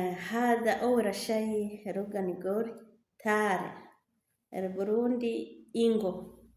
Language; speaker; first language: Arabic; non-native, learner; Rundi